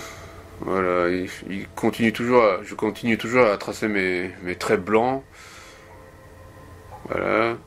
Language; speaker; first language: French; non-native, fluent; Japanese